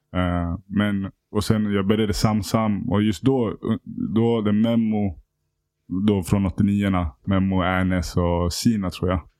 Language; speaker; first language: Swedish; native; Swedish